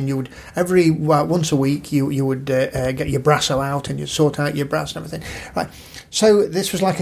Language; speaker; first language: English; native; English